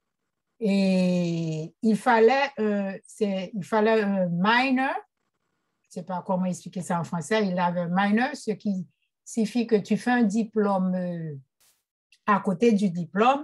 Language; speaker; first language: French; non-native, local second language; Haitian Creole